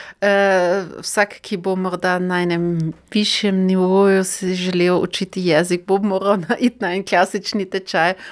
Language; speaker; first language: Slovenian; non-native, fluent; German